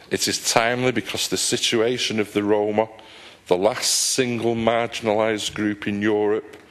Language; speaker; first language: English; native; English